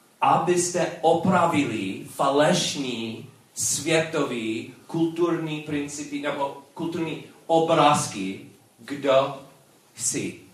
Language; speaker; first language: Czech; non-native, learner; English